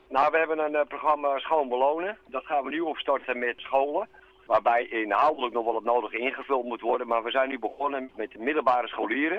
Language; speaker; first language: Dutch; native; Dutch